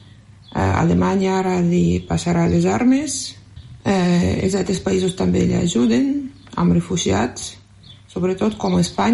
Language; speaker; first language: Catalan; non-native, fluent; Russian